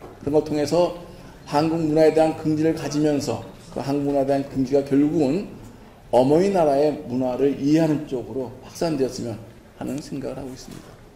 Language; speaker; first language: Korean; native; Korean